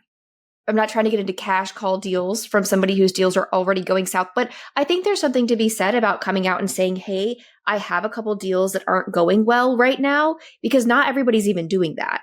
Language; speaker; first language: English; native; English